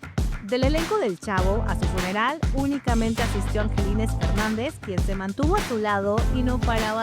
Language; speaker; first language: Spanish; native; Spanish